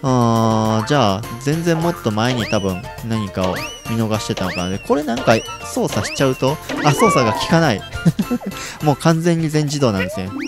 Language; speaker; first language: Japanese; native; Japanese